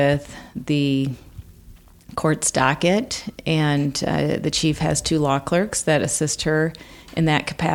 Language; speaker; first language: English; native; English